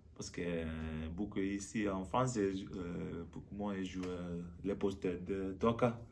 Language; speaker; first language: French; non-native, learner; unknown